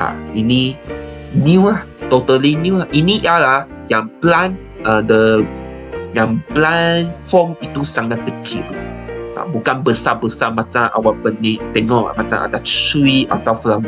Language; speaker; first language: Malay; non-native, local second language; Chinese